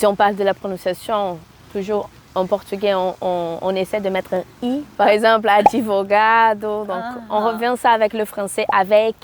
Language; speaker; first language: French; non-native, fluent; Portuguese